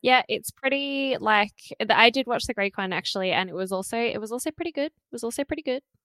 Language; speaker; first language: English; native; English